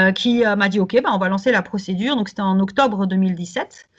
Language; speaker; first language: French; native; French